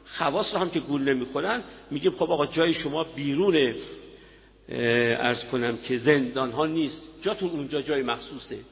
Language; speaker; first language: Persian; native; Persian